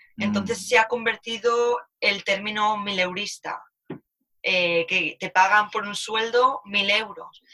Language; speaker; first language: Spanish; native; Spanish